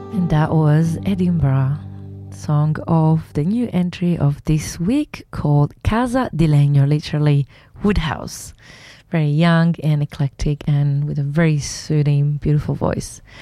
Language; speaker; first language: English; non-native, fluent; Italian